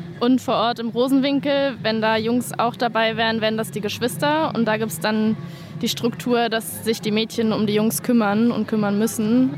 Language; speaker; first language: German; native; German